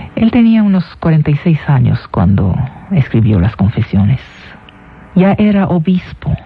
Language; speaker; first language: Spanish; non-native, fluent; Arabic